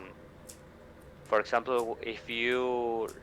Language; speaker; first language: English; non-native, learner; Spanish